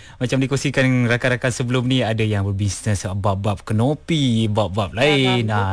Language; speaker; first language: Malay; non-native, local second language; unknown